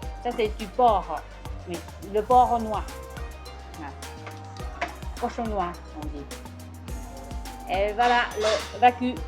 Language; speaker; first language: French; non-native, fluent; Chinese